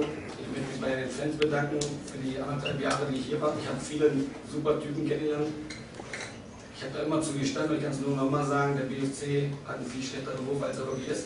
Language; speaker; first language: German; native; German